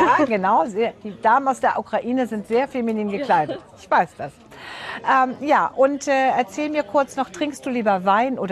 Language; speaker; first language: German; native; German